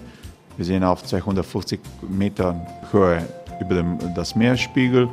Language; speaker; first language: German; non-native, learner; Croatian